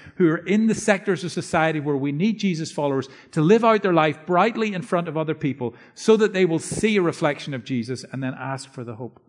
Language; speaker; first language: English; native; English